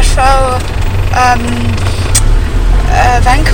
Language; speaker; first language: Icelandic; non-native, learner; English